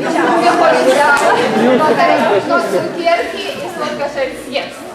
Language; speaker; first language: Polish; non-native, learner; Lithuanian